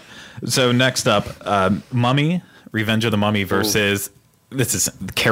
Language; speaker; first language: English; native; English